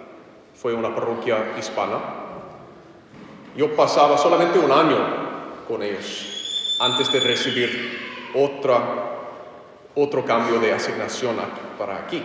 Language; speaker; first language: Spanish; non-native, fluent; English